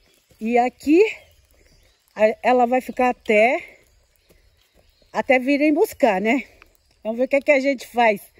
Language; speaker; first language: Portuguese; native; Portuguese